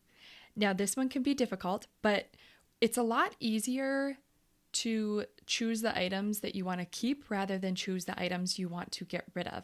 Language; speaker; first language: English; native; English